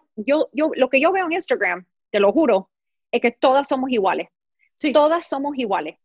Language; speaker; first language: Spanish; early bilingual, heritage; Spanish